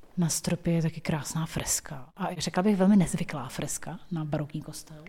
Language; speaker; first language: Czech; native; Czech